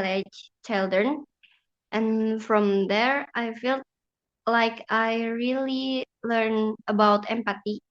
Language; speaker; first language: English; non-native, learner; Indonesian